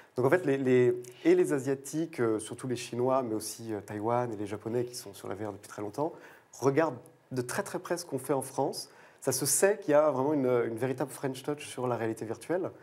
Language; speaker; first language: French; native; French